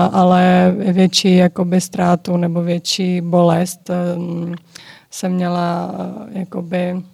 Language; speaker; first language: Czech; early bilingual, other home language; Georgian